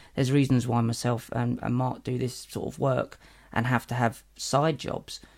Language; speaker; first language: English; native; English